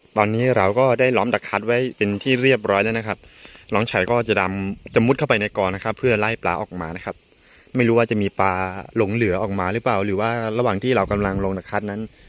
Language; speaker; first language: Thai; non-native, local second language; S'gaw Karen